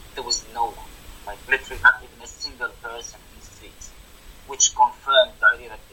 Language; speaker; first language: English; non-native, fluent; Arabic